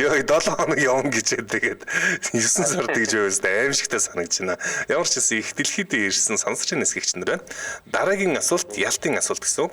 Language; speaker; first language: Mongolian; native; Mongolian